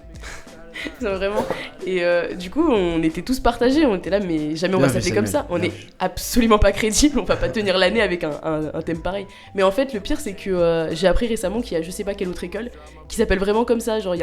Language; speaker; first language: French; native; French